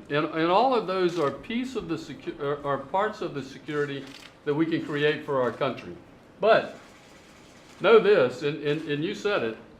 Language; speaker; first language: English; native; English